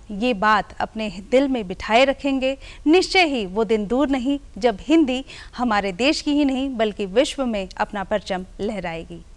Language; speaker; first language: Hindi; native; Hindi